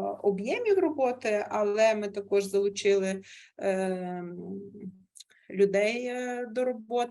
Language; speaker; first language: Ukrainian; native; Ukrainian